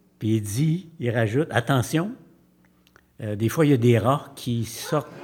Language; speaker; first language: French; native; French